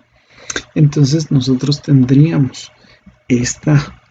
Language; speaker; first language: Spanish; native; Spanish